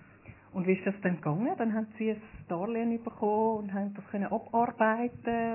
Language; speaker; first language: German; native; German